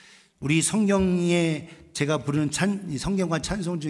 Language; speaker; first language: Korean; native; Korean